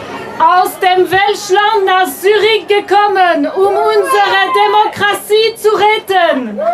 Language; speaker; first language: German; non-native, local second language; French